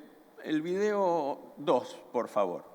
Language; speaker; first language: Spanish; native; Spanish